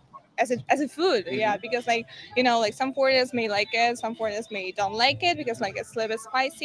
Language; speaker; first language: English; non-native, learner; Ukrainian